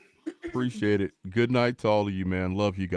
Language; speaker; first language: English; native; English